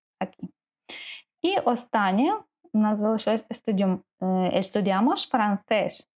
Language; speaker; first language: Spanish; non-native, learner; Ukrainian